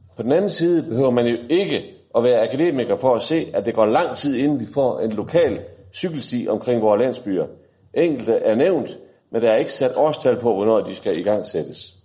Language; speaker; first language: Danish; native; Danish